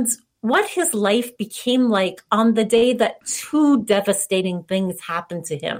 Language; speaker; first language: English; native; English